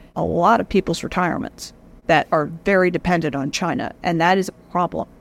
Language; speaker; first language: English; native; English